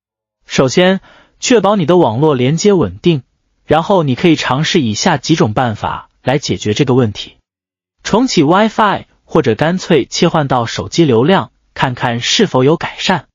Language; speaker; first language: Chinese; native; Chinese